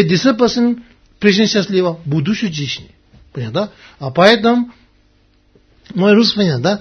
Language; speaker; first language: Russian; non-native, learner; Tibetan